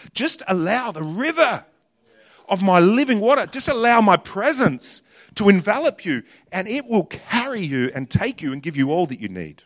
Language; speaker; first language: English; native; English